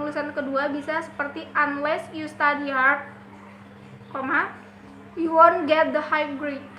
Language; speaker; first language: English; non-native, learner; Indonesian